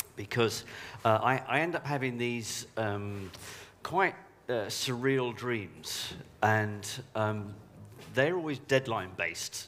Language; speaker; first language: English; native; English